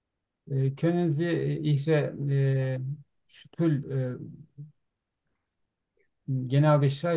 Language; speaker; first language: German; non-native, learner; Turkish